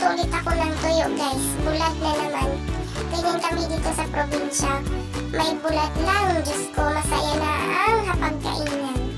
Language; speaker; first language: Filipino; non-native, local second language; Cebuano